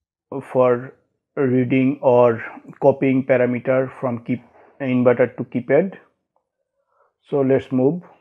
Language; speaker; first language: English; non-native, learner; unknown